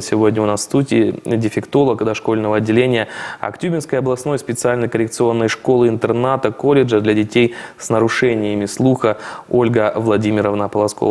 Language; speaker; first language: Russian; native; Russian